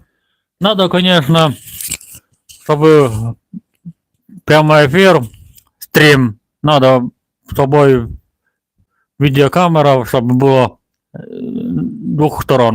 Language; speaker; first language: Russian; non-native, local second language; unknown